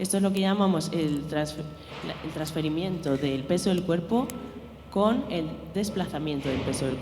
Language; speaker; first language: Spanish; native; Spanish